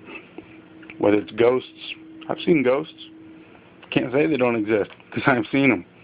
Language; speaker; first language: English; native; English